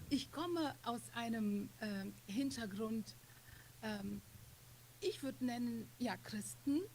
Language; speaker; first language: German; non-native, fluent; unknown